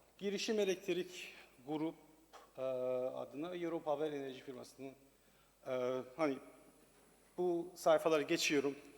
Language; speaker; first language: Turkish; non-native, learner; Persian